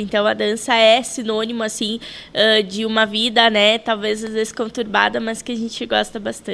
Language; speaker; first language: Portuguese; native; Portuguese